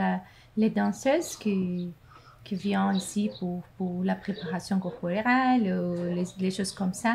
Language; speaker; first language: French; non-native, fluent; Portuguese